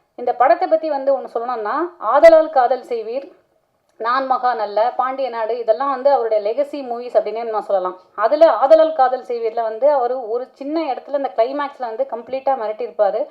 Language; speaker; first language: Tamil; native; Tamil